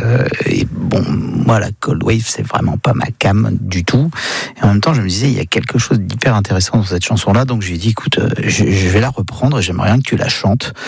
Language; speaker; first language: French; native; French